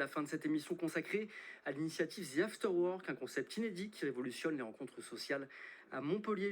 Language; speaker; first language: French; native; French